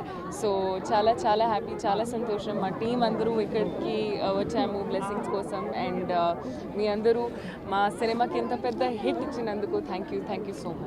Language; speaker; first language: Telugu; non-native, fluent; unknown